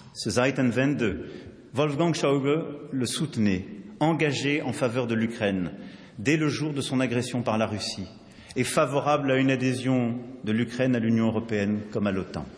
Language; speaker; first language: French; native; French